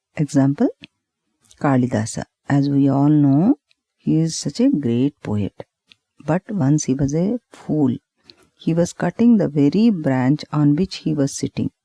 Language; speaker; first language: English; non-native, local second language; Telugu